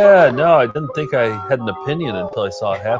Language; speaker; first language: English; native; English